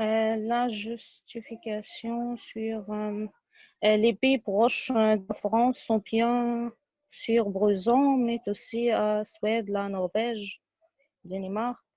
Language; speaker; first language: French; non-native, learner; Arabic